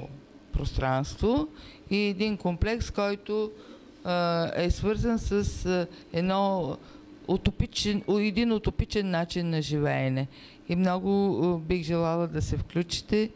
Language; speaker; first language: Bulgarian; native; Bulgarian